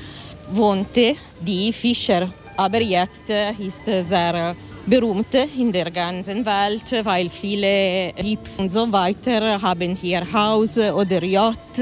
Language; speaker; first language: German; non-native, learner; Italian